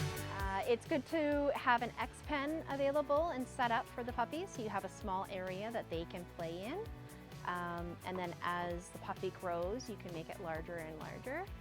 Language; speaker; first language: English; native; English